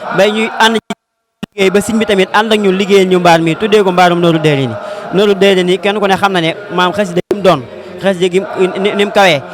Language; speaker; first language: Wolof; native; Wolof